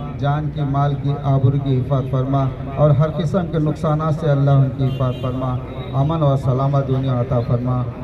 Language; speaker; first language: Urdu; native; Urdu